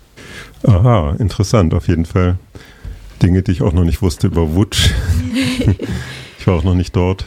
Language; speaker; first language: German; native; German